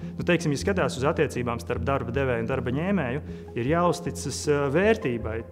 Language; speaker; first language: Latvian; native; Latvian